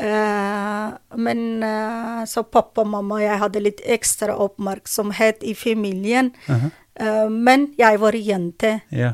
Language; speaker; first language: Norwegian; non-native, learner; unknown